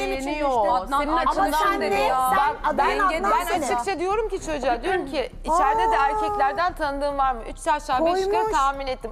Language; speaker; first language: Turkish; native; Turkish